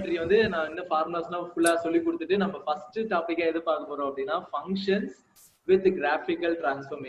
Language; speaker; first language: Tamil; native; Tamil